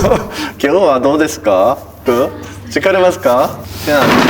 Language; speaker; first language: Japanese; non-native, learner; Korean